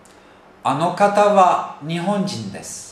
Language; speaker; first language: Japanese; non-native, fluent; Turkish